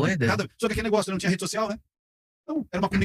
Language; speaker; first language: Portuguese; native; Portuguese